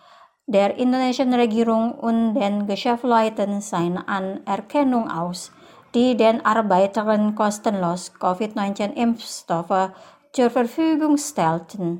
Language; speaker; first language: German; non-native, fluent; Indonesian